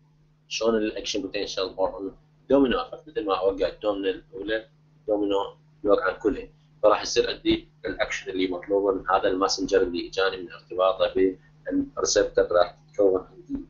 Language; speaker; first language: Arabic; native; Arabic